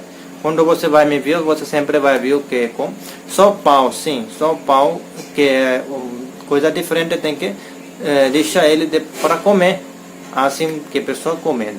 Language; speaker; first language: Portuguese; non-native, learner; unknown